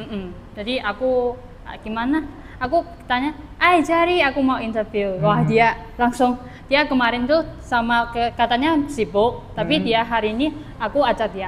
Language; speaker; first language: Indonesian; non-native, fluent; Chinese